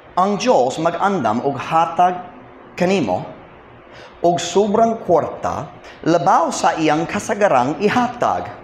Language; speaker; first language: Cebuano; non-native, fluent; English